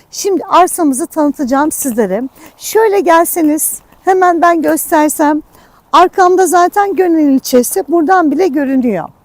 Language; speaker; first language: Turkish; native; Turkish